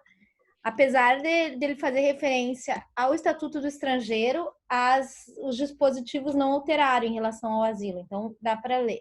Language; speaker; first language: Portuguese; native; Portuguese